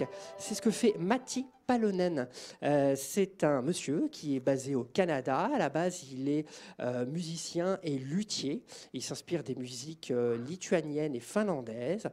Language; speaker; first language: French; native; French